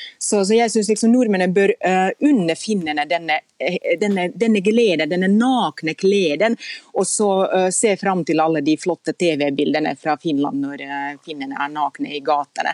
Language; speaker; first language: Norwegian; non-native, fluent; Finnish